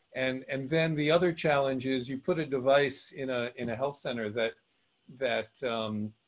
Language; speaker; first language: English; native; English